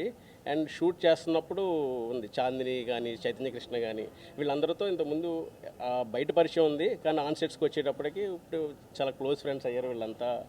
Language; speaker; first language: Telugu; native; Telugu